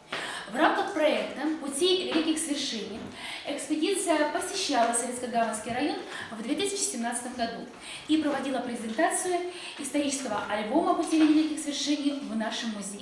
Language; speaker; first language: Russian; native; Russian